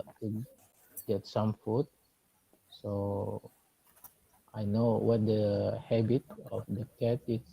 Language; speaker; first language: English; non-native, learner; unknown